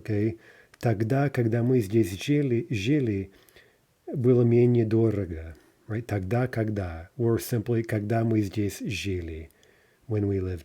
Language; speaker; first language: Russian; non-native, fluent; English